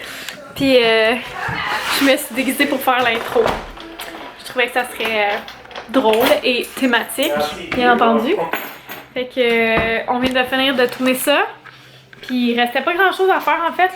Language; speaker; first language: French; native; French